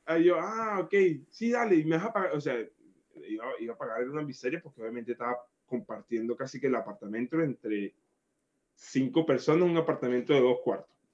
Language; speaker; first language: Spanish; native; Spanish